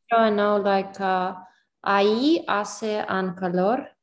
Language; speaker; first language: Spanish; non-native, learner; English